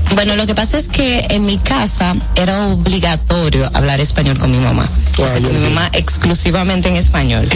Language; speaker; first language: Spanish; early bilingual, heritage; Spanish